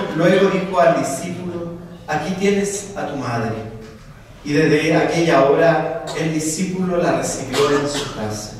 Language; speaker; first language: Spanish; native; Spanish